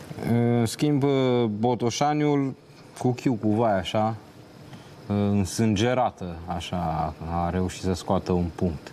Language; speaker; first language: Romanian; native; Romanian